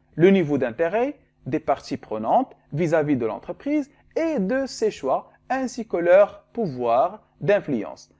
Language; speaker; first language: French; non-native, local second language; Arabic